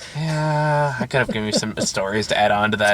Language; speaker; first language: English; native; English